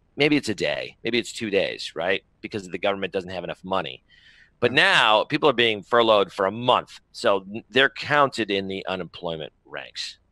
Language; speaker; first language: English; native; English